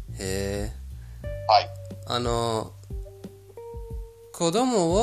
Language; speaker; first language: Japanese; non-native, fluent; Persian